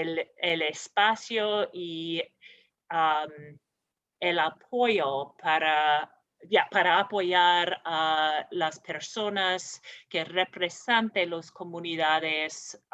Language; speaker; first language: Spanish; non-native, fluent; English